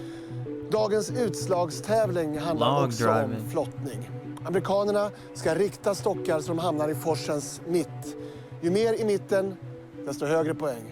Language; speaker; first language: Swedish; native; Swedish